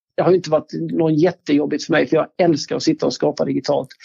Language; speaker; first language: Swedish; native; Swedish